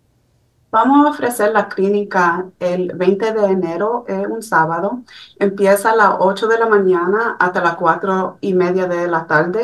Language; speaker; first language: Spanish; early bilingual, heritage; Spanish